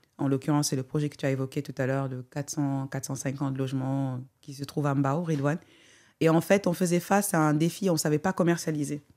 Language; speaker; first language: French; non-native, local second language; Wolof